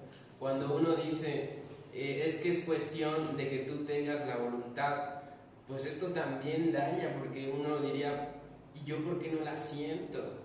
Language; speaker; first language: Spanish; native; Spanish